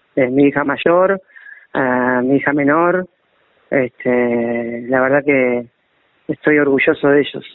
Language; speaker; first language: Spanish; native; Spanish